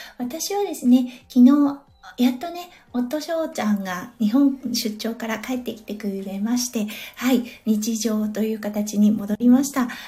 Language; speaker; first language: Japanese; native; Japanese